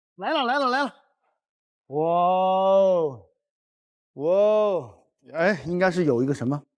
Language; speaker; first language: Chinese; native; Chinese